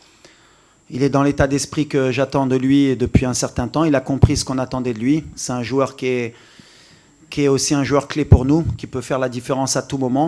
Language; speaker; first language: French; native; French